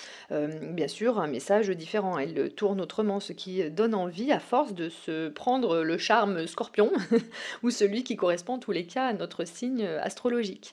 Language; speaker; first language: French; native; French